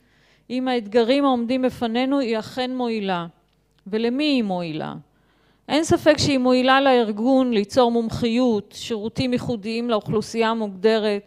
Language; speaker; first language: Hebrew; native; Hebrew